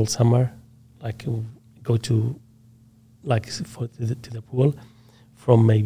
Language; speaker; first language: English; non-native, learner; Arabic